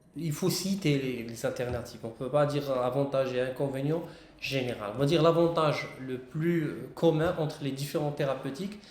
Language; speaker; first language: French; non-native, local second language; Arabic